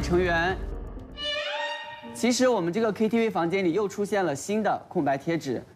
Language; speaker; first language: Chinese; native; Chinese